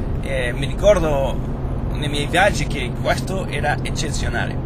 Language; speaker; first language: Italian; non-native, fluent; Spanish